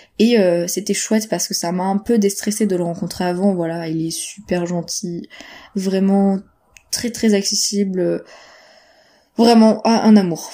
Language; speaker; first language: French; native; French